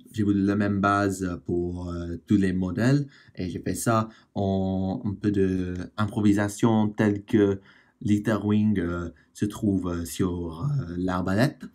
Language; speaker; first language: French; non-native, fluent; English